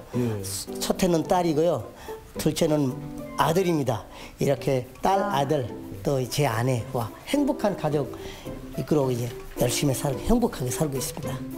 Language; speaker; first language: Korean; non-native, fluent; Bangla